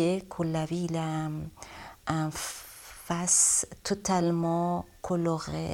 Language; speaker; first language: French; non-native, learner; Persian